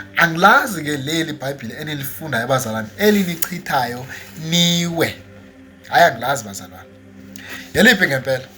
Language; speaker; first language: Zulu; non-native, local second language; Xhosa